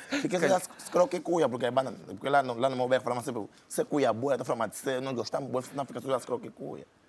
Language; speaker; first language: Portuguese; native; Portuguese